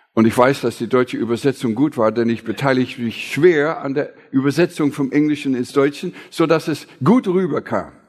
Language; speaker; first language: German; non-native, fluent; English